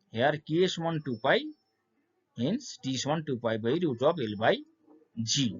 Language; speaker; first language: English; non-native, local second language; Bangla